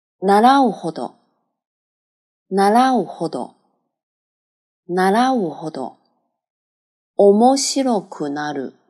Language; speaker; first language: Japanese; non-native, fluent; Chinese